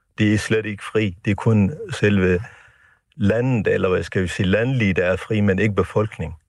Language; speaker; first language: Danish; non-native, fluent; Tigrinya